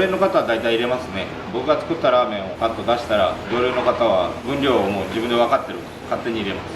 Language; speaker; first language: Japanese; native; Japanese